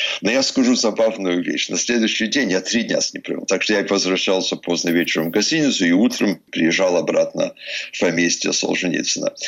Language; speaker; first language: Russian; early bilingual, heritage; English